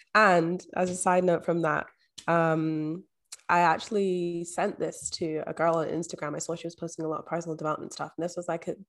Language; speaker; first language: English; native; English